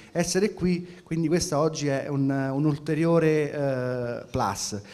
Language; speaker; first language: Italian; native; Italian